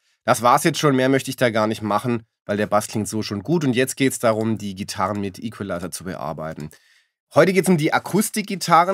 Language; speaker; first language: German; native; German